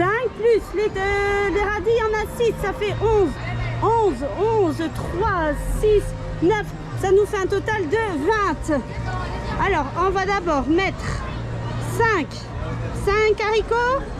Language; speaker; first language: French; native; French